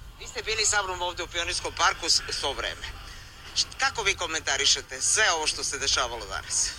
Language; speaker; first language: Serbian; native; Serbian